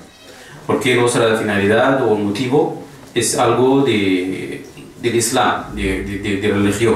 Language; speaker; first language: Spanish; non-native, fluent; Arabic